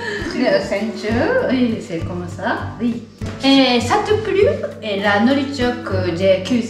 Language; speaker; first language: French; non-native, learner; Japanese